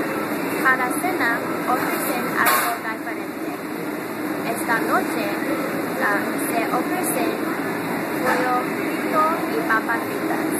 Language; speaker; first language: Spanish; non-native, learner; English